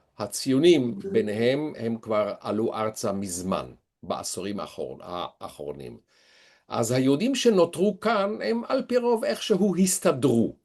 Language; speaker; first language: Hebrew; non-native, fluent; Swiss German